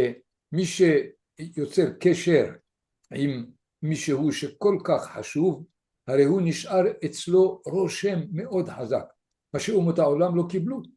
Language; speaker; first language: Hebrew; non-native, fluent; French